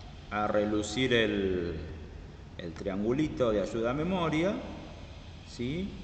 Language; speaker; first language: Spanish; native; Spanish